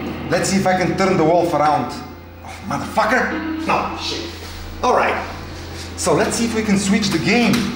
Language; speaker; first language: English; non-native, fluent; Bulgarian